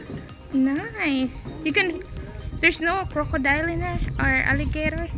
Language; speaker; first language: English; non-native, local second language; Filipino